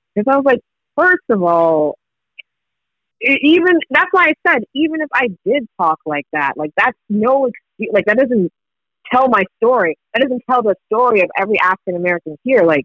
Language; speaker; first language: English; early bilingual, other home language; Swahili